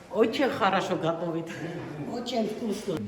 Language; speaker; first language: Russian; non-native, local second language; Armenian